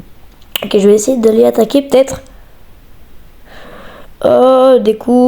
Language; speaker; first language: French; native; French